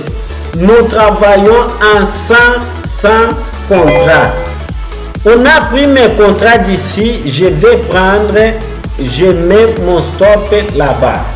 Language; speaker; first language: French; non-native, fluent; Portuguese